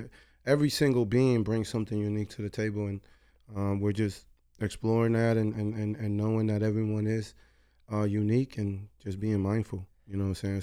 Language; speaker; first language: English; early bilingual, other home language; Spanish